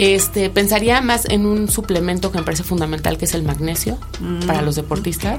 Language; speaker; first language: Spanish; native; Spanish